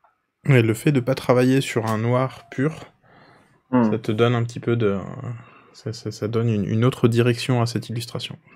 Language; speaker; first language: French; native; French